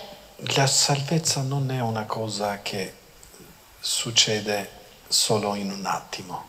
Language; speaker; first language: Italian; non-native, fluent; Albanian